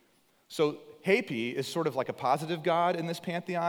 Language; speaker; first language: English; native; English